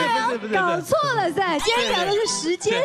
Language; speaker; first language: Chinese; native; Chinese